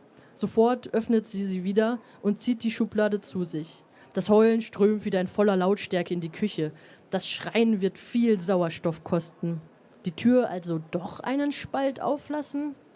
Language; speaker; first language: German; native; German